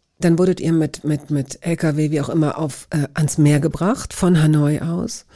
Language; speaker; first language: German; native; German